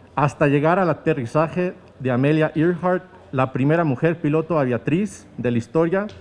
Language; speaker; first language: Spanish; native; Spanish